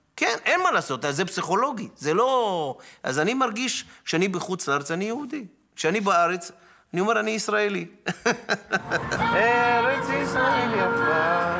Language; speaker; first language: Hebrew; non-native, local second language; Arabic